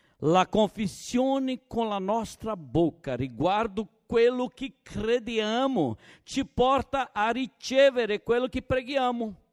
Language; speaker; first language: Italian; non-native, fluent; Portuguese